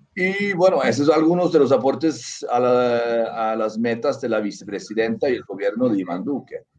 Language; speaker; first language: Spanish; non-native, fluent; Norwegian